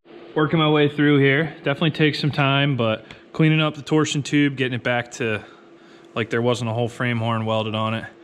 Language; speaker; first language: English; native; English